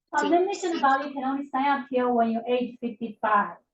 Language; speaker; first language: English; non-native, learner; Chinese